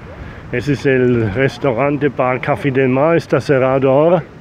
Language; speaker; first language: Spanish; non-native, learner; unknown